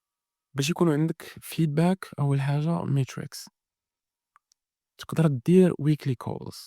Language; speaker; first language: Arabic; native; Arabic